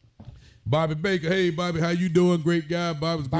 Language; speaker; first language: English; native; English